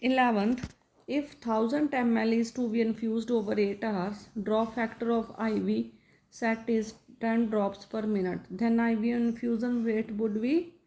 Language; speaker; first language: English; non-native, local second language; Punjabi